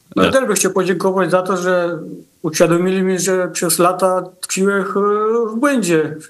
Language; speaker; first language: Polish; native; Polish